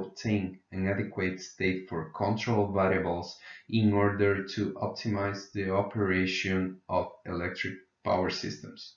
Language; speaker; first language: English; non-native, fluent; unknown